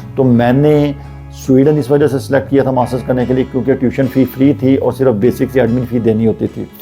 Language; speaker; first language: Urdu; non-native, local second language; Punjabi